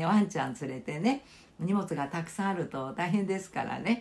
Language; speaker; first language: Japanese; native; Japanese